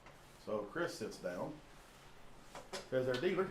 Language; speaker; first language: English; native; English